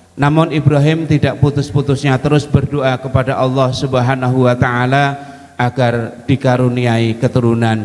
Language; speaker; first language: Indonesian; native; Indonesian